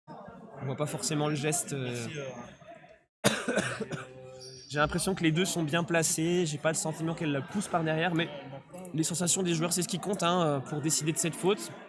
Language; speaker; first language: French; native; French